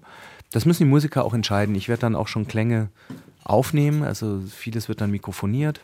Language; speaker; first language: German; native; German